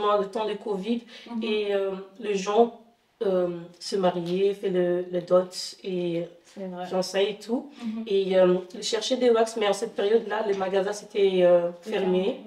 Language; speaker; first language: French; non-native, fluent; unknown